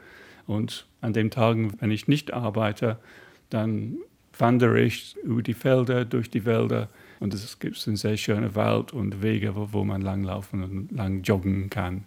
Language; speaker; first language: German; non-native, fluent; English